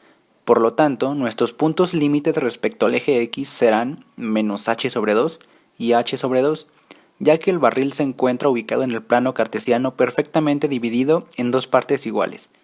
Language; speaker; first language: Spanish; native; Spanish